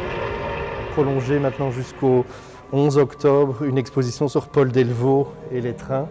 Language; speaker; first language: French; native; French